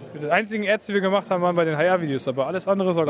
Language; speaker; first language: German; native; German